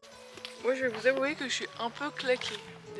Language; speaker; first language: French; native; French